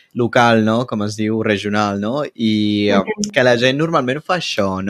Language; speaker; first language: Catalan; non-native, fluent; Spanish